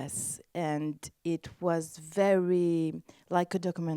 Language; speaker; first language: English; non-native, learner; French